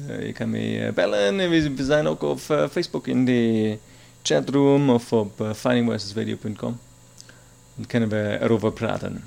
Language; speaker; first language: Dutch; non-native, learner; German